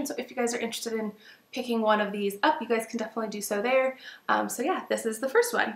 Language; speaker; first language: English; native; English